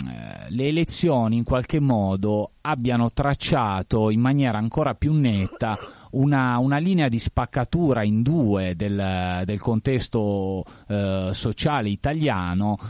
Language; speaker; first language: Italian; native; Italian